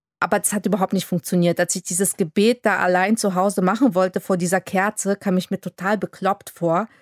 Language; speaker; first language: German; early bilingual, other home language; Polish